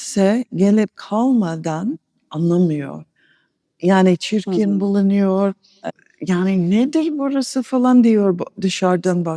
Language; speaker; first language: Turkish; non-native, fluent; English